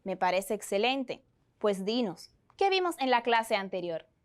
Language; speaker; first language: Spanish; native; Spanish